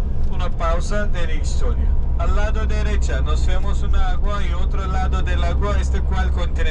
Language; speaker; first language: Spanish; non-native, fluent; Turkish